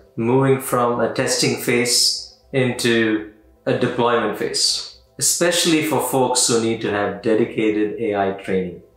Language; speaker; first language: English; non-native, local second language; Tamil